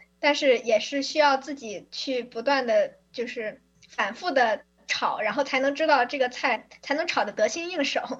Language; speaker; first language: Chinese; native; Chinese